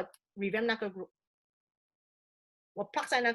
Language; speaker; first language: Chinese; native; Chinese